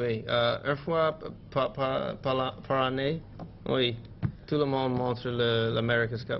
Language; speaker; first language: French; non-native, learner; English